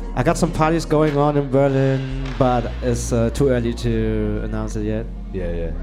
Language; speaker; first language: English; non-native, fluent; German